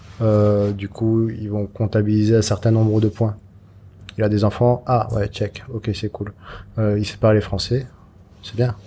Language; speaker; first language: French; native; French